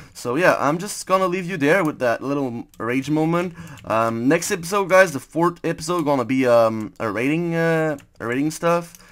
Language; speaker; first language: English; non-native, fluent; French